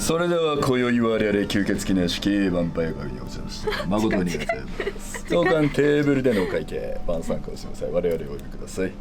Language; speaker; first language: Japanese; native; Japanese